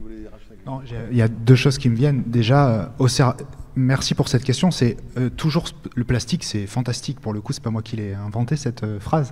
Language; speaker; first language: French; native; French